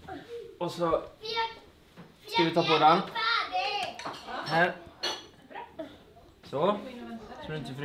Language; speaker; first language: Swedish; native; Swedish